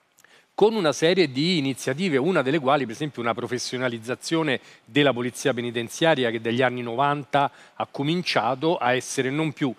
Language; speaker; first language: Italian; native; Italian